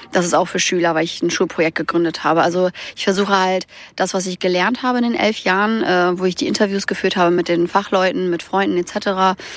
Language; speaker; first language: German; early bilingual, other home language; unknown